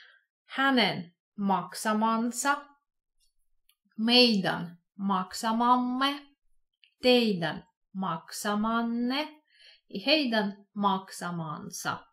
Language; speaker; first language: Finnish; non-native, fluent; Russian